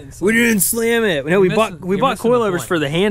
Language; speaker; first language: English; native; English